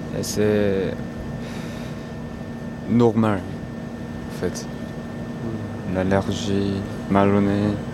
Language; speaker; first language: French; non-native, fluent; Korean